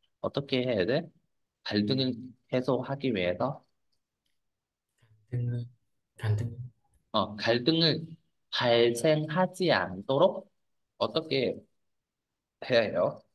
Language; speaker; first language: Korean; non-native, fluent; Vietnamese